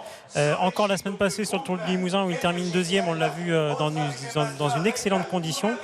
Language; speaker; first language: French; native; French